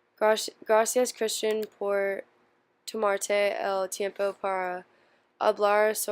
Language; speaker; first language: Spanish; non-native, learner; English